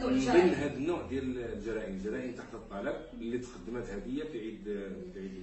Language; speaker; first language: Arabic; native; Arabic